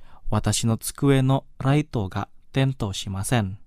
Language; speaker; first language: Japanese; non-native, fluent; Indonesian